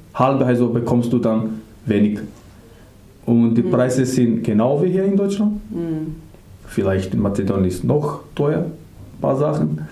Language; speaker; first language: German; non-native, learner; Macedonian